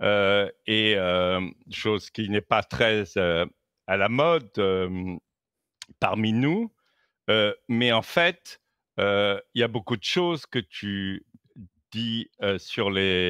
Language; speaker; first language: French; native; French